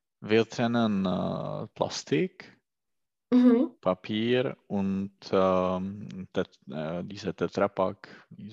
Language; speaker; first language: German; non-native, learner; Czech